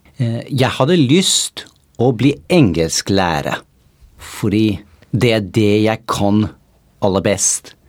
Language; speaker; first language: Norwegian; non-native, fluent; English